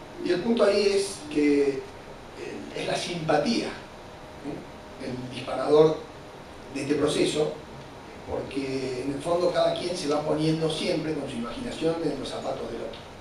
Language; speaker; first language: Spanish; native; Spanish